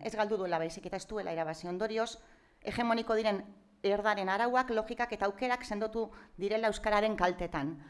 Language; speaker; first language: Basque; native; Basque